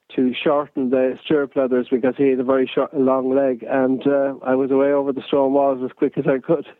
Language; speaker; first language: English; native; English